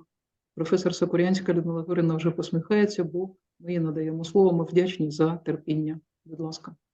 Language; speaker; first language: Ukrainian; native; Ukrainian